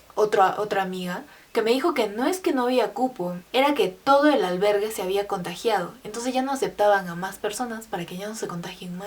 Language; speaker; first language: Spanish; native; Spanish